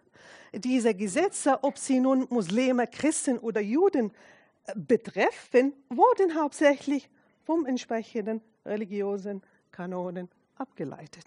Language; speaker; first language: German; non-native, fluent; Arabic